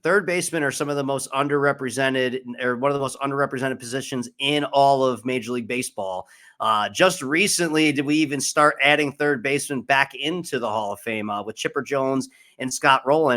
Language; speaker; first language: English; native; English